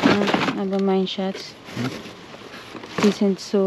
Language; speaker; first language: German; non-native, fluent; Filipino